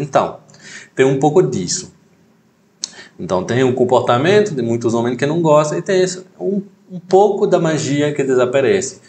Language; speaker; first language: Portuguese; non-native, fluent; French